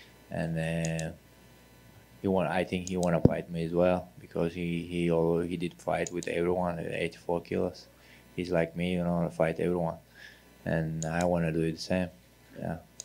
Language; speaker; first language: English; non-native, learner; Chechen